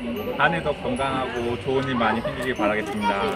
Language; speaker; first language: Korean; native; Korean